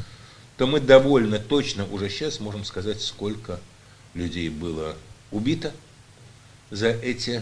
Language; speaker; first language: Russian; native; Russian